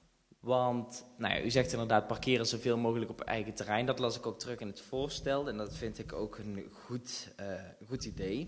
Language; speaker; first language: Dutch; native; Dutch